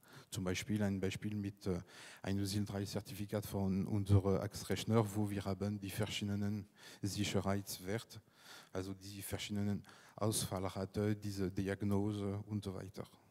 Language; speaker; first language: German; non-native, fluent; French